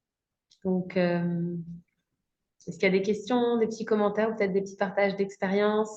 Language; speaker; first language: French; native; French